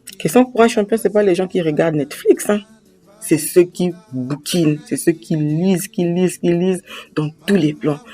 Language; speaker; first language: French; native; French